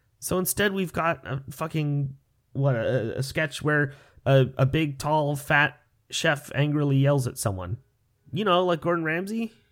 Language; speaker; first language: English; native; English